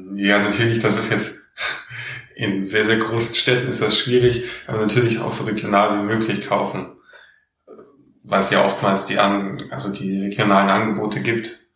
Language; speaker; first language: German; native; German